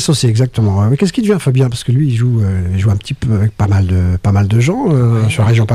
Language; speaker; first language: French; native; French